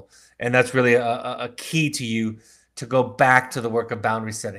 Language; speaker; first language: English; native; English